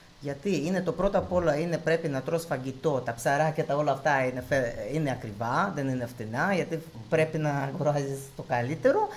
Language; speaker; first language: Greek; non-native, fluent; Russian